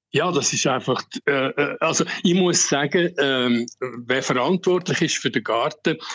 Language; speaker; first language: German; native; German